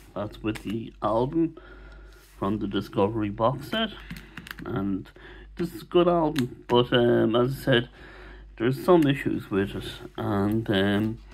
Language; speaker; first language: English; native; English